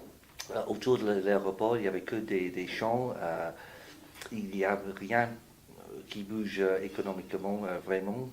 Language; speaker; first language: French; non-native, fluent; English